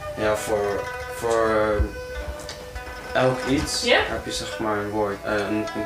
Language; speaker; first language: Dutch; early bilingual, other home language; Cantonese